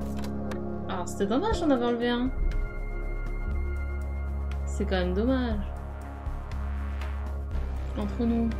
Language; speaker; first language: French; native; French